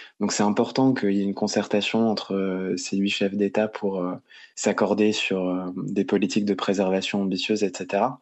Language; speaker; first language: French; native; French